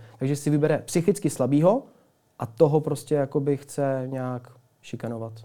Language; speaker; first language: Czech; early bilingual, other home language; Ukrainian